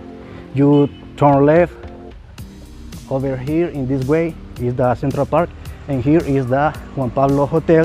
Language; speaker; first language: English; non-native, learner; Spanish